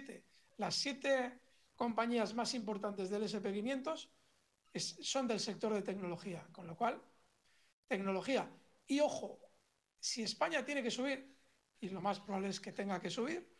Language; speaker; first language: Spanish; native; Spanish